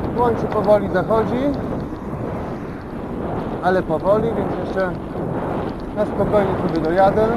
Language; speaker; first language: Polish; native; Polish